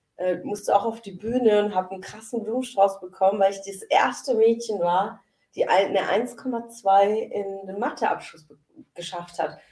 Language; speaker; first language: German; early bilingual, other home language; Italian